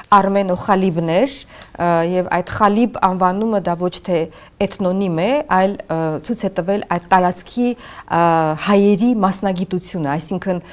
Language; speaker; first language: Armenian; native; Armenian